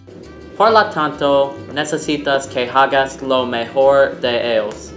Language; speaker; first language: Spanish; non-native, learner; English